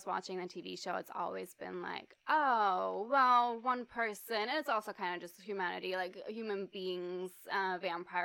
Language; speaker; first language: English; non-native, fluent; Russian